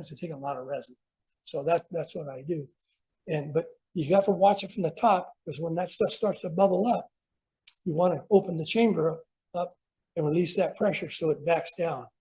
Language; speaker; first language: English; native; English